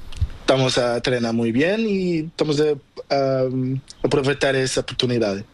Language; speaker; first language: Spanish; non-native, learner; Portuguese